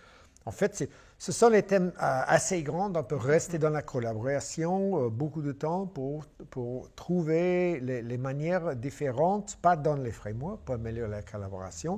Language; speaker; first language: French; non-native, fluent; English